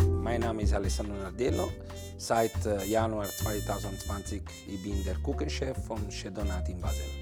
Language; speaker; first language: German; non-native, learner; Italian